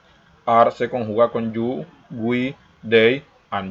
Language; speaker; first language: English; non-native, learner; Spanish